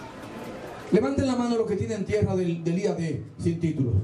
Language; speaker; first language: Spanish; native; Spanish